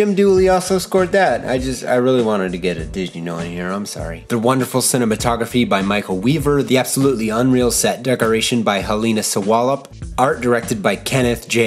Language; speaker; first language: English; native; English